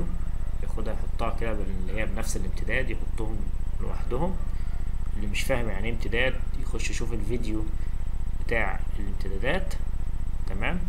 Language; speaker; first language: Arabic; native; Arabic